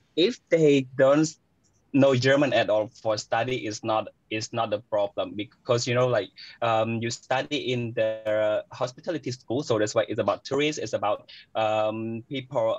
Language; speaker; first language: English; non-native, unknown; Khmer